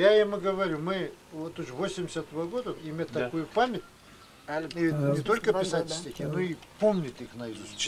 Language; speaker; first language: Russian; non-native, local second language; Karachay-Balkar